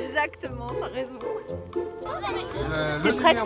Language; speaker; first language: French; native; French